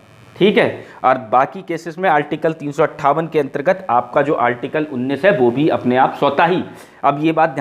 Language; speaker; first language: Hindi; native; Hindi